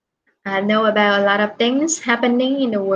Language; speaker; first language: English; non-native, fluent; Vietnamese